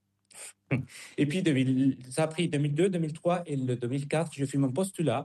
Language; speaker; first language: French; non-native, fluent; Spanish